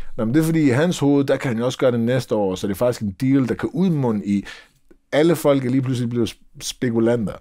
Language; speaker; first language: Danish; native; Danish